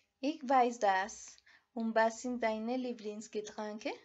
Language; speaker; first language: German; non-native, learner; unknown